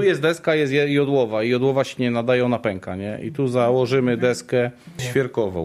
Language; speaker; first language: Polish; native; Polish